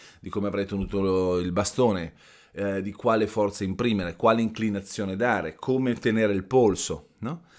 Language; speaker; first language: Italian; native; Italian